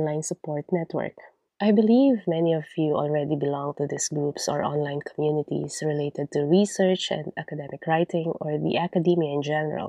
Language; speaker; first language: English; non-native, local second language; Filipino